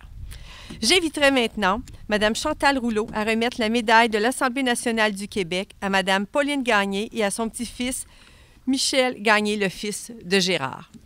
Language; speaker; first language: French; native; French